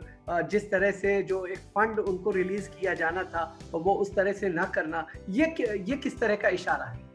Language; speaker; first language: Hindi; native; Hindi